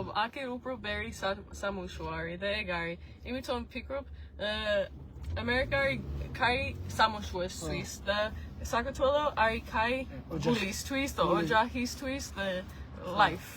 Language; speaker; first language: Georgian; early bilingual, heritage; Georgian